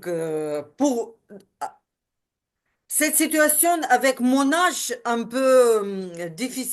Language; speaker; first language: French; non-native, learner; Ukrainian